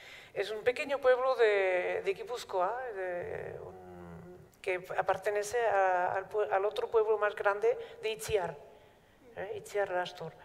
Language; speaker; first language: Spanish; non-native, fluent; Basque